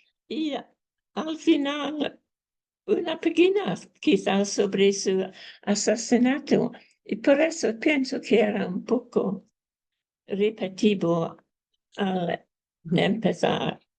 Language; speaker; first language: Spanish; non-native, learner; English